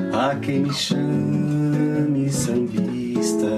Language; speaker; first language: Portuguese; native; Portuguese